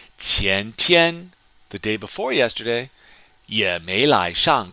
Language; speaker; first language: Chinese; non-native, fluent; English